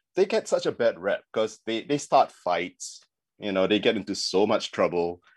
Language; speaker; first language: English; native; English